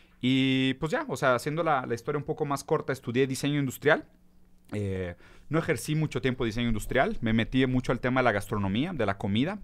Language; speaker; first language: Spanish; early bilingual, other home language; Portuguese